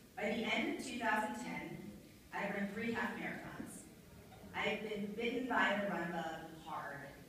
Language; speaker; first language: English; native; English